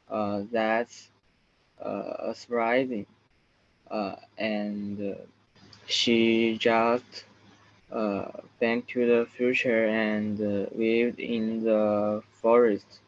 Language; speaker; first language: English; non-native, learner; Chinese